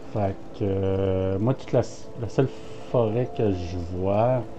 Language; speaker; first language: French; native; French